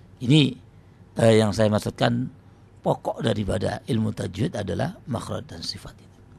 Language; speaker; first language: Indonesian; non-native, local second language; Javanese